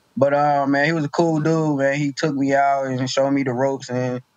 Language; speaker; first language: English; native; English